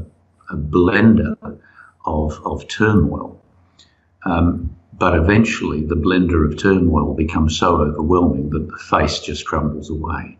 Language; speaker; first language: English; native; English